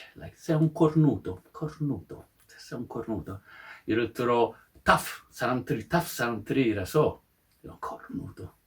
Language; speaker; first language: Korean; non-native, learner; Italian